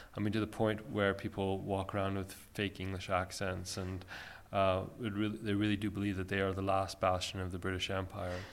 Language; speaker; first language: English; early bilingual, other home language; Armenian